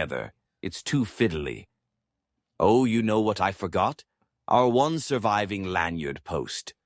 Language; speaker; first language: English; native; English